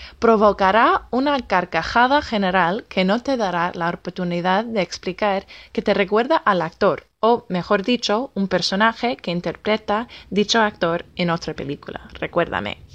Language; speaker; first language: Spanish; non-native, fluent; English